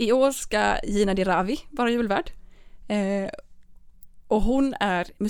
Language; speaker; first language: Swedish; native; Swedish